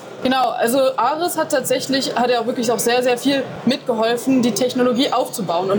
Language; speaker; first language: German; native; German